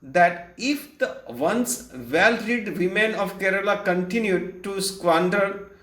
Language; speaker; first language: English; non-native, local second language; Gujarati